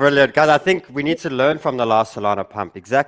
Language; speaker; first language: English; native; English